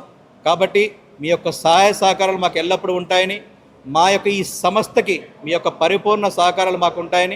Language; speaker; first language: Telugu; native; Telugu